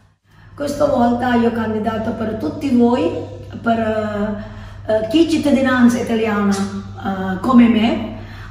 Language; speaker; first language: Italian; non-native, learner; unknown